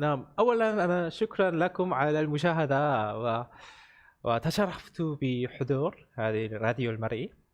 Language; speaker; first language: Arabic; non-native, learner; Korean